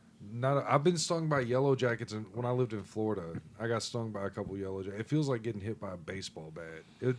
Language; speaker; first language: English; native; English